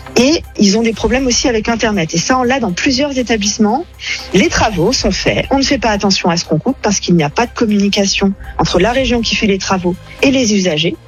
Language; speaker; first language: French; native; French